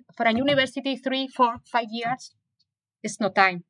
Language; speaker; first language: English; non-native, fluent; Spanish